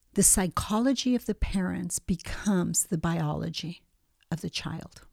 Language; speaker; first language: English; early bilingual, other home language; Spanish